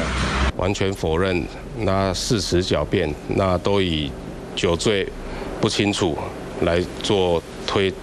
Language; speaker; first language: Chinese; native; Chinese